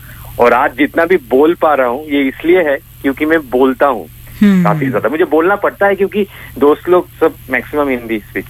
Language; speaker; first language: Hindi; non-native, local second language; Bangla